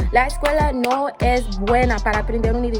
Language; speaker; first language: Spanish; non-native, fluent; English